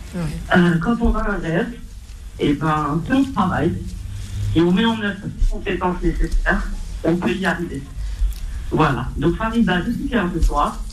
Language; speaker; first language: French; non-native, local second language; Arabic